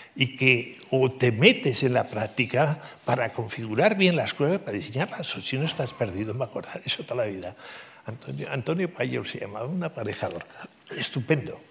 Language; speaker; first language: Spanish; native; Spanish